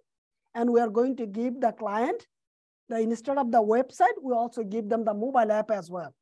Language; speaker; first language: English; non-native, fluent; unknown